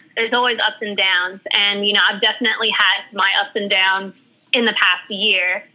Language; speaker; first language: English; early bilingual, other home language; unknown